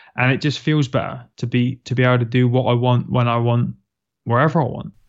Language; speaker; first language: English; native; English